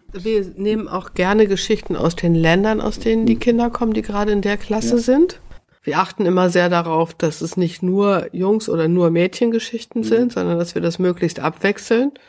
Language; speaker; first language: German; native; German